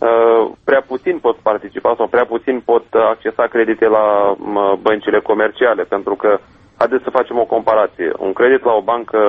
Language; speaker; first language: Romanian; native; Romanian